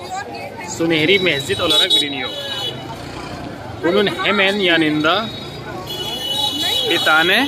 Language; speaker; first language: Turkish; non-native, fluent; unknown